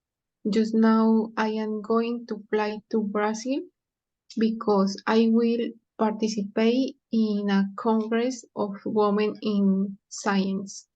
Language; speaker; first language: English; non-native, learner; Spanish